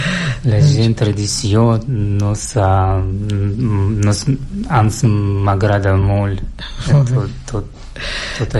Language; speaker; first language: Catalan; non-native, learner; Russian